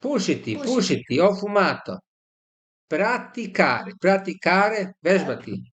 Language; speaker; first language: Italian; non-native, fluent; Serbian